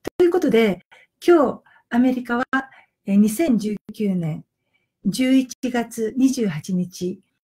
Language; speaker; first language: Japanese; native; Japanese